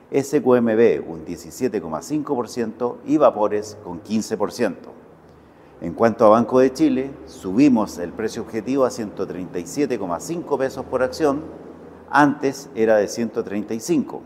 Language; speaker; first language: Spanish; native; Spanish